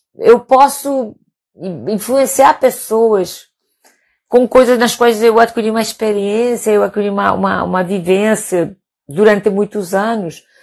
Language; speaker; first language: Portuguese; non-native, fluent; Spanish